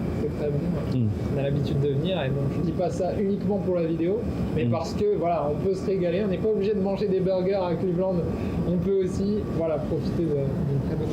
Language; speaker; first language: French; native; French